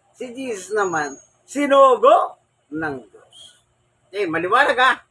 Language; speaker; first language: Filipino; native; Filipino